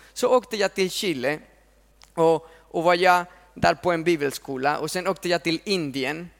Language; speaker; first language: Swedish; non-native, fluent; Spanish